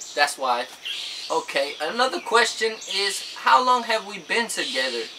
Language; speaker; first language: English; native; English